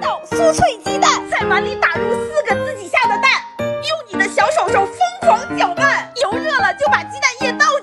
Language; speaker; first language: Chinese; native; Chinese